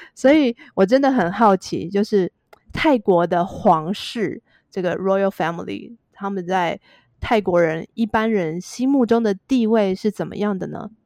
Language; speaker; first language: Chinese; native; Chinese